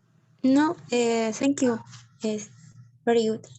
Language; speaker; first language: English; non-native, learner; Spanish